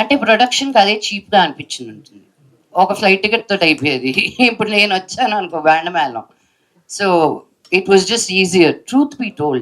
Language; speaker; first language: Telugu; native; Telugu